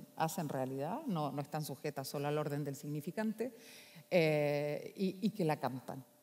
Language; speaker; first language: Spanish; native; Spanish